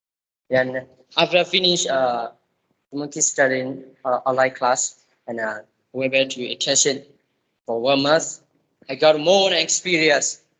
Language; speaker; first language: English; non-native, learner; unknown